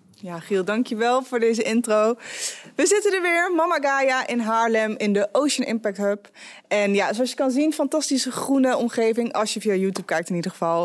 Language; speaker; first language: Dutch; native; Dutch